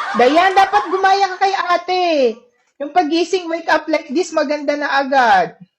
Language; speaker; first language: Filipino; native; Filipino